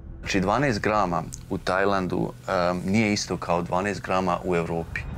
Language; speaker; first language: Serbian; native; Serbian